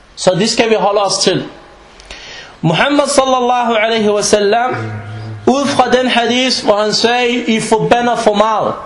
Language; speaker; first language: Danish; non-native, fluent; Arabic